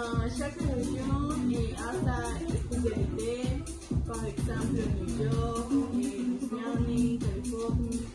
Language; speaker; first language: French; non-native, learner; Spanish